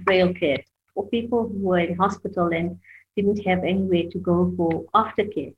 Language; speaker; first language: English; native; English